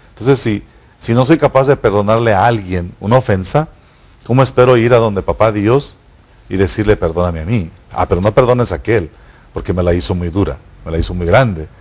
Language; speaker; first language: Spanish; native; Spanish